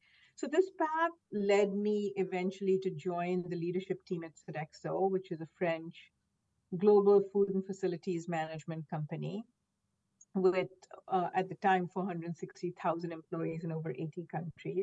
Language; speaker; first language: English; non-native, local second language; Hindi